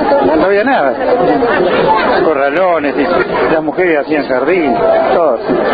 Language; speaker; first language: Spanish; native; Spanish